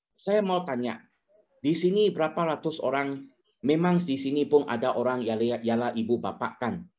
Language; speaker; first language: Malay; non-native, local second language; Chinese